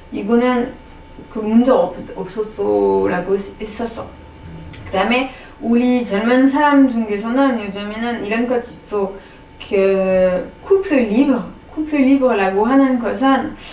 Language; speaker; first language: Korean; non-native, fluent; French